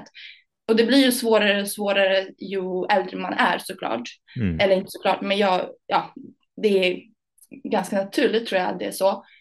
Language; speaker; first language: Swedish; early bilingual, other home language; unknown